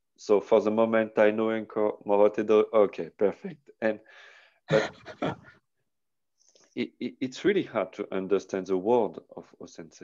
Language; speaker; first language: English; non-native, learner; French